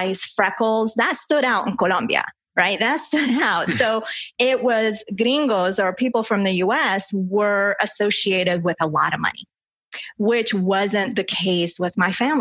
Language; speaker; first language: English; early bilingual, other home language; Spanish